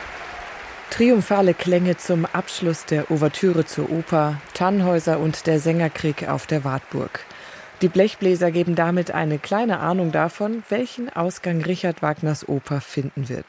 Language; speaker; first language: German; native; German